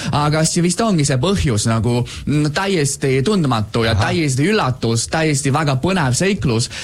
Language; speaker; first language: Estonian; non-native, fluent; Chinese